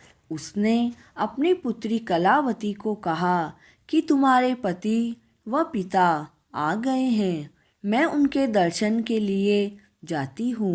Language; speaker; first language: Hindi; native; Hindi